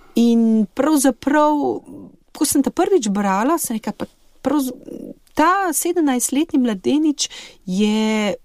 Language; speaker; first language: Slovenian; native; Slovenian